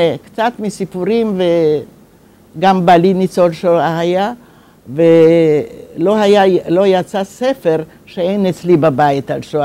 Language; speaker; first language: Hebrew; non-native, fluent; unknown